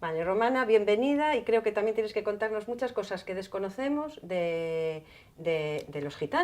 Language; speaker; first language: Spanish; native; Spanish